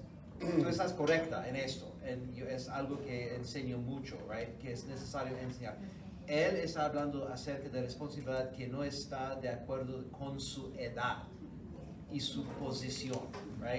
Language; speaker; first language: Spanish; non-native, fluent; English